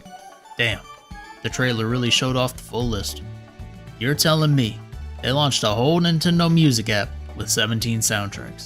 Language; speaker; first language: English; native; English